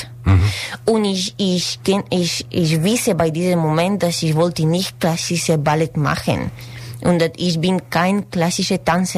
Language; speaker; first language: German; non-native, learner; Spanish